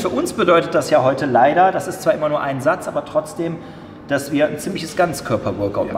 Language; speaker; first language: German; native; German